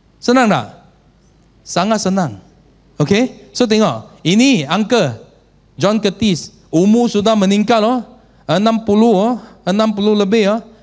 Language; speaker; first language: Malay; non-native, local second language; Chinese